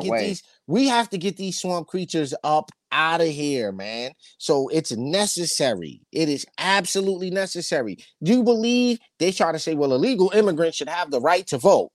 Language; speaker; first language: English; native; English